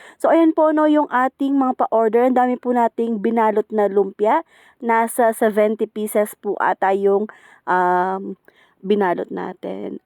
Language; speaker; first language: Filipino; native; Filipino